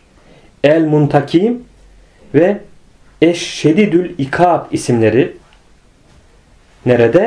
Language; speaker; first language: Turkish; native; Turkish